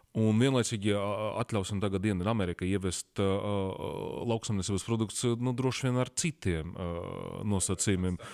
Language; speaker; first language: Latvian; non-native, local second language; Russian